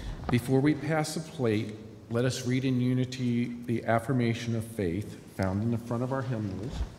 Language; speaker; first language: English; native; English